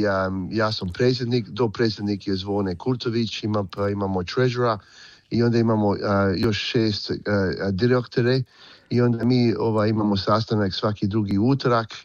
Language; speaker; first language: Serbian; early bilingual, heritage; Croatian